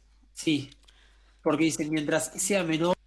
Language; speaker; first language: Spanish; native; Spanish